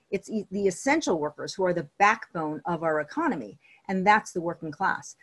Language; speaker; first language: English; native; English